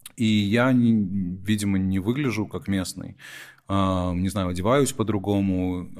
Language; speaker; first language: Russian; early bilingual, heritage; Russian